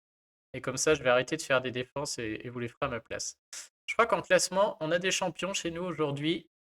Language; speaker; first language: French; native; French